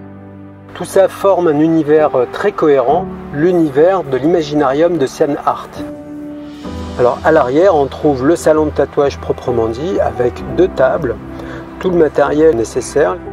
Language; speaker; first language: French; native; French